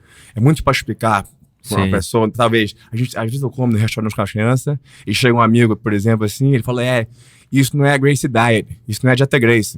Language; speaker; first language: Portuguese; early bilingual, heritage; Portuguese